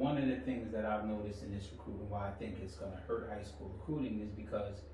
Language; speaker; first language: English; native; English